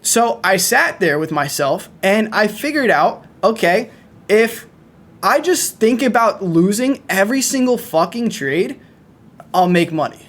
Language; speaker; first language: English; native; English